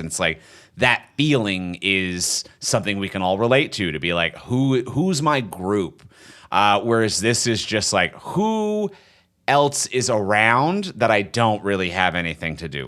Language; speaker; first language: English; native; English